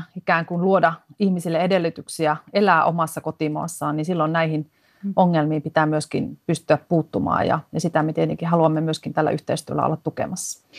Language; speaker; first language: Finnish; native; Finnish